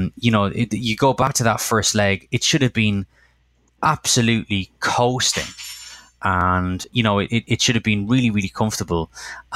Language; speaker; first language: English; native; English